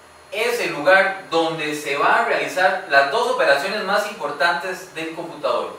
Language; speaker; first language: Spanish; native; Spanish